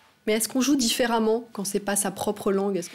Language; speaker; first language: French; native; French